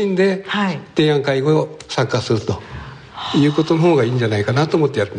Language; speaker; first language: Japanese; native; Japanese